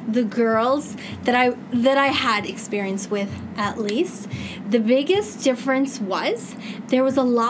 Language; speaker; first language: English; native; English